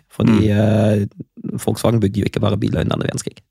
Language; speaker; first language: Norwegian; non-native, fluent; German